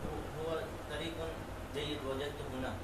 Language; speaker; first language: Arabic; non-native, learner; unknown